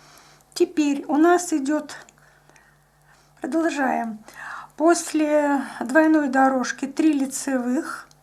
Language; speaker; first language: Russian; native; Russian